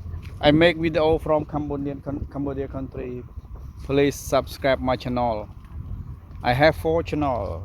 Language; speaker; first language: English; non-native, learner; Khmer